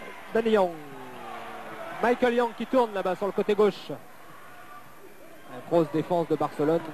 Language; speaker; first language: French; native; French